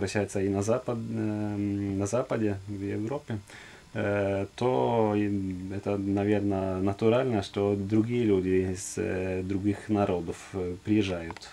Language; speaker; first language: Russian; non-native, fluent; Norwegian